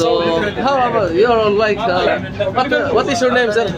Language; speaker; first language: English; non-native, learner; Filipino